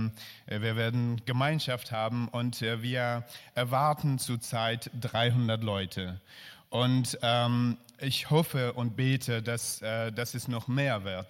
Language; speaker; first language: German; non-native, learner; Persian